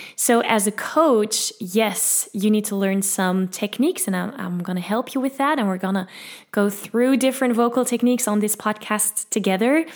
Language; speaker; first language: English; non-native, fluent; Dutch